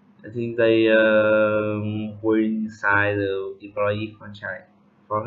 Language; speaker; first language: English; non-native, learner; Vietnamese